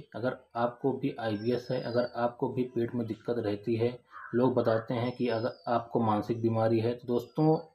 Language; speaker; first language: Hindi; native; Hindi